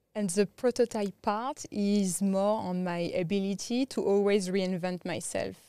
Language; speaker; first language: English; non-native, fluent; French